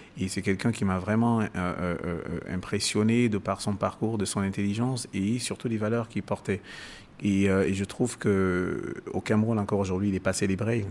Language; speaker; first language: French; non-native, local second language; Basaa